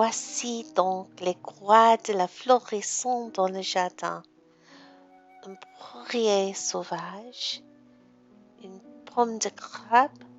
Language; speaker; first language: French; non-native, learner; English